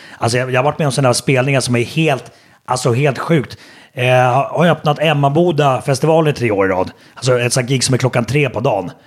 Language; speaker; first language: Swedish; native; Swedish